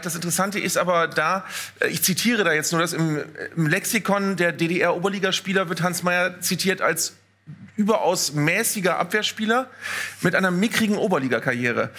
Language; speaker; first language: German; native; German